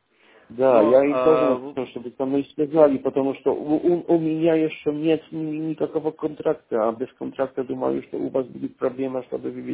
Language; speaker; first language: Russian; non-native, learner; Polish